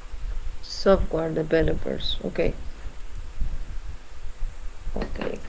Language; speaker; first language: English; non-native, learner; Spanish